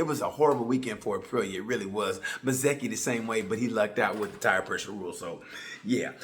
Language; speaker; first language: English; native; English